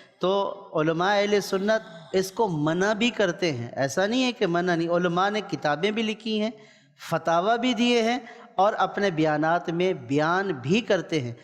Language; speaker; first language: Urdu; native; Urdu